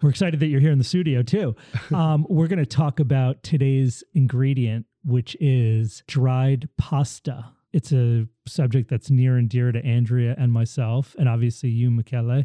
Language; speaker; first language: English; native; English